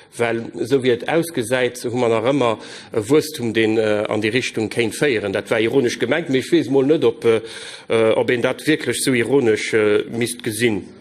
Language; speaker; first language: Luxembourgish; native; Luxembourgish